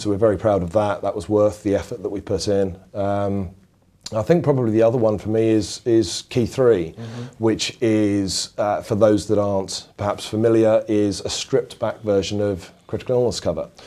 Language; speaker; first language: English; native; English